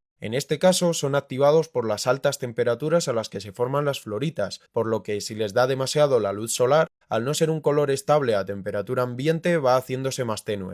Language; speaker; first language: Spanish; native; Spanish